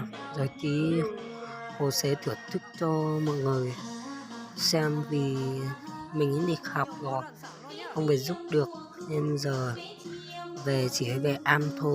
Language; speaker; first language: Vietnamese; non-native, local second language; Hmong